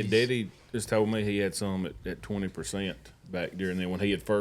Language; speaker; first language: English; native; English